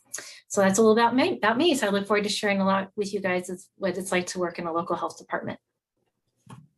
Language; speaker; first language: English; native; English